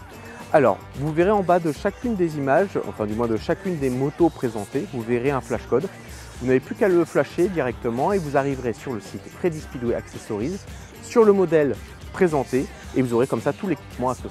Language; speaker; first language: French; native; French